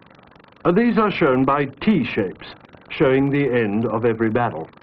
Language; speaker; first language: English; native; English